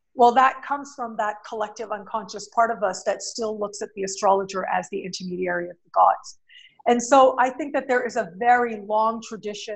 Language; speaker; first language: English; native; English